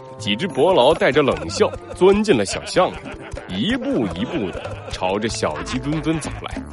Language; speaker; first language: Chinese; native; Chinese